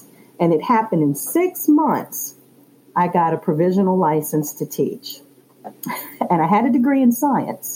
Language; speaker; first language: English; native; English